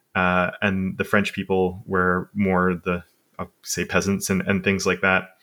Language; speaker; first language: English; native; English